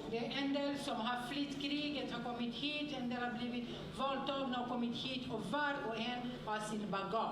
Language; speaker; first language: Swedish; non-native, fluent; French